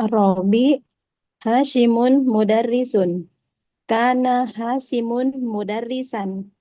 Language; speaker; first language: Arabic; non-native, learner; Indonesian